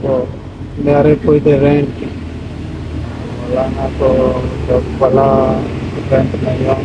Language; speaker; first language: Filipino; non-native, learner; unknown